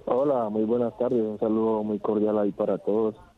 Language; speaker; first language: Spanish; native; Spanish